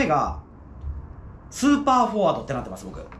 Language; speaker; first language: Japanese; native; Japanese